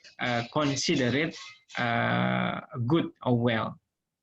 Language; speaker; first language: English; non-native, learner; Indonesian